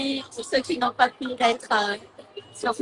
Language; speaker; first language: French; early bilingual, other home language; Vietnamese